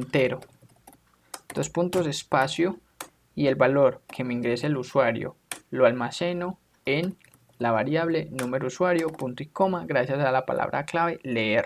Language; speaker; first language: Spanish; native; Spanish